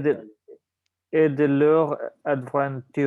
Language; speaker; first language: French; non-native, learner; Hindi